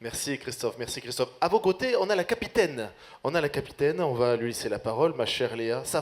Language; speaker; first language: French; native; French